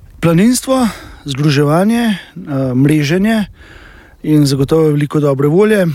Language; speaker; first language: Slovenian; native; Slovenian